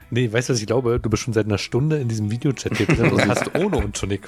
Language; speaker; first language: German; native; German